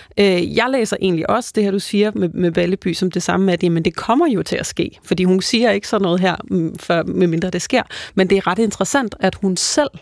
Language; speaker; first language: Danish; native; Danish